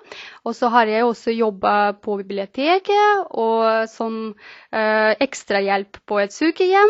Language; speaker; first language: Norwegian; non-native, fluent; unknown